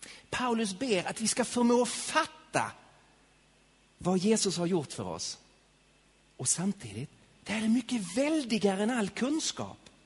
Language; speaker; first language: Swedish; native; Swedish